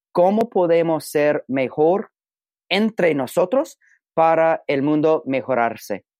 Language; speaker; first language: Spanish; non-native, learner; English